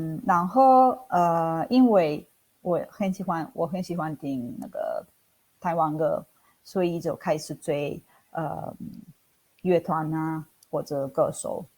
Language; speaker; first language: Chinese; non-native, fluent; Italian